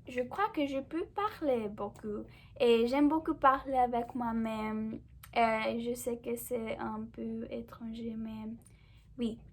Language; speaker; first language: French; non-native, learner; English